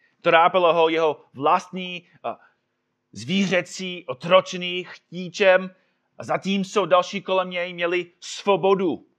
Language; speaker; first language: Czech; non-native, fluent; English